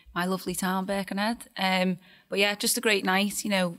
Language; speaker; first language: English; native; English